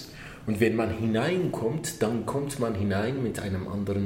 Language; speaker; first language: German; non-native, fluent; Arabic